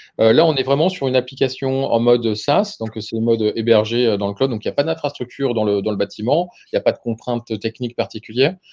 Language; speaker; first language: French; native; French